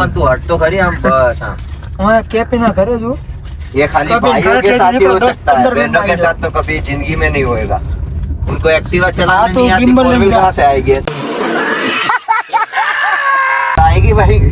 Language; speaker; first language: Hindi; non-native, local second language; Gujarati